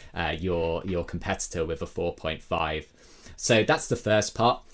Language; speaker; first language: English; native; English